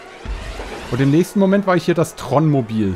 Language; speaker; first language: German; native; German